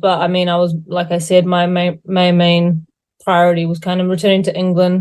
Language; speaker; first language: English; native; English